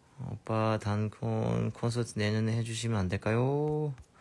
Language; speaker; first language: Korean; early bilingual, heritage; Korean